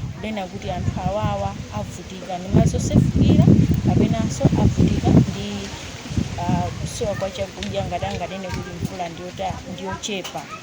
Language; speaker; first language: Nyanja; native; Nyanja